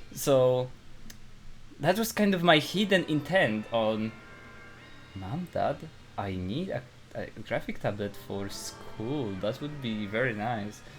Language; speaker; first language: English; non-native, fluent; Polish